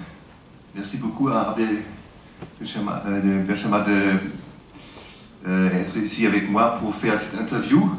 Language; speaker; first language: French; non-native, fluent; German